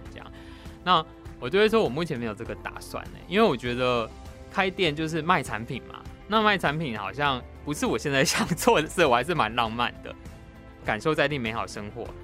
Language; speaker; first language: Chinese; native; Chinese